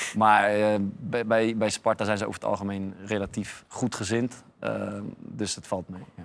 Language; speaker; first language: Dutch; native; Dutch